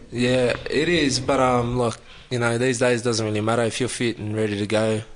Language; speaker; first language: English; native; English